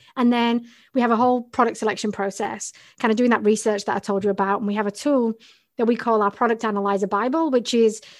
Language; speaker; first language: English; native; English